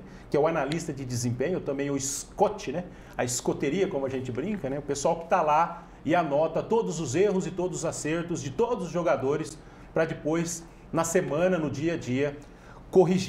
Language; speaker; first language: Portuguese; native; Portuguese